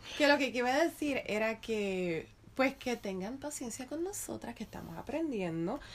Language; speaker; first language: Spanish; native; Spanish